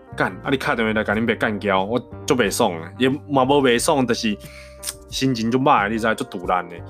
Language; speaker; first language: Chinese; non-native, local second language; Min Nan Chinese